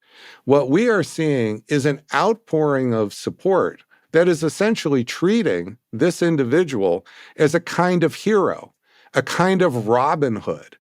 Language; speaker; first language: English; native; English